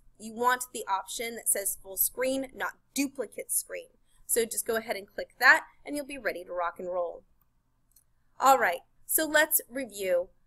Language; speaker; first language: English; native; English